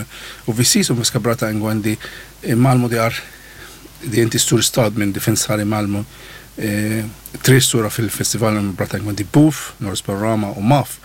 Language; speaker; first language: Swedish; non-native, learner; Arabic